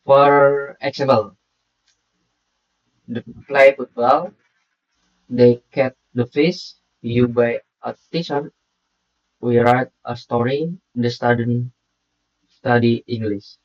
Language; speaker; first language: English; non-native, learner; Indonesian